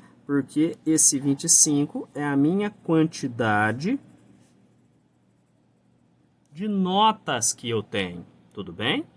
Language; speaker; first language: Portuguese; native; Portuguese